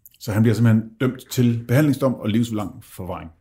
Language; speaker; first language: Danish; native; Danish